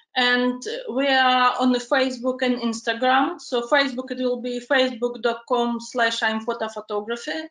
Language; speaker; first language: English; non-native, fluent; Ukrainian